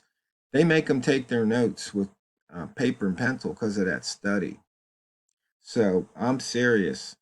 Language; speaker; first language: English; native; English